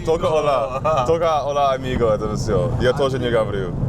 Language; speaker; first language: Russian; non-native, learner; English